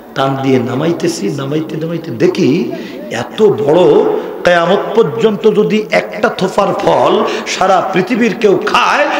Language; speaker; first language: Bangla; native; Bangla